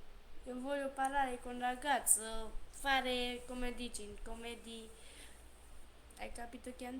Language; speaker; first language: Italian; non-native, learner; Romanian